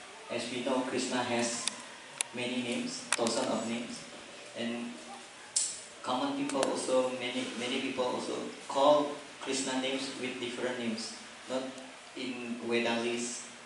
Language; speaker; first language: English; non-native, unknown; Indonesian